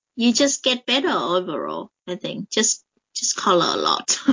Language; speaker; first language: English; non-native, fluent; Vietnamese